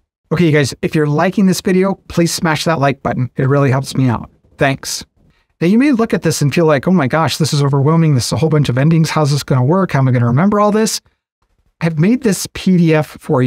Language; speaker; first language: English; native; English